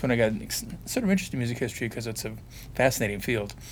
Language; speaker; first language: English; native; English